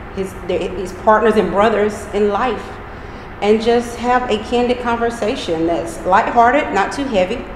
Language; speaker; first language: English; native; English